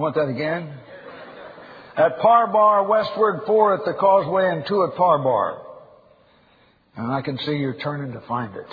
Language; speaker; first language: English; native; English